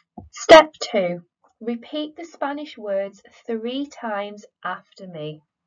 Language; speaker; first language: English; native; English